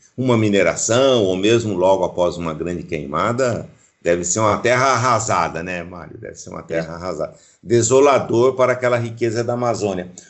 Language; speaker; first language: Portuguese; native; Portuguese